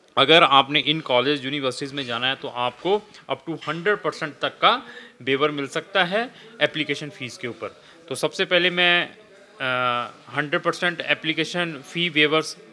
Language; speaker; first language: Hindi; non-native, local second language; Punjabi